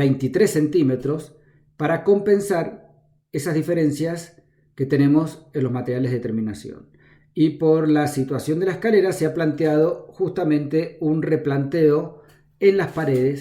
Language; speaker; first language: Spanish; native; Spanish